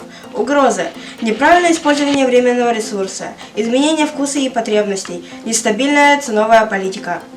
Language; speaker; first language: Russian; non-native, local second language; Yakut